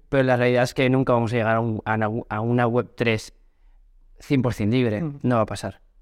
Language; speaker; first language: Spanish; early bilingual, other home language; Portuguese